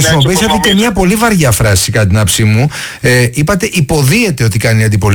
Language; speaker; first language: Greek; native; Greek